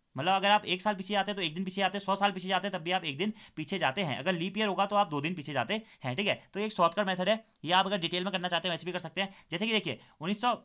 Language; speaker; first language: Hindi; native; Hindi